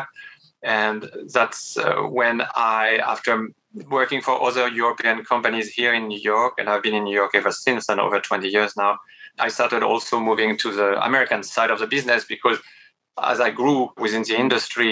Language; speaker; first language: English; non-native, fluent; French